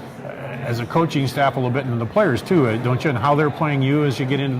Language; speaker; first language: English; native; English